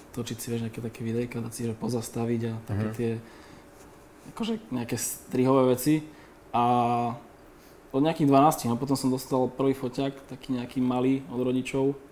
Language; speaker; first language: Slovak; native; Slovak